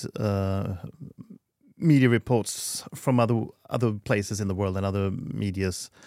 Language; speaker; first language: English; non-native, fluent; Norwegian